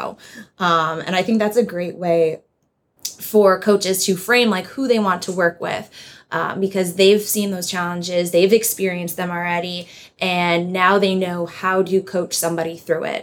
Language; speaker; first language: English; native; English